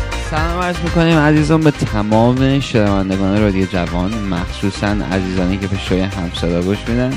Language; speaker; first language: Persian; native; Persian